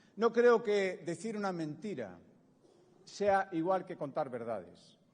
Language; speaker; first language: Spanish; native; Spanish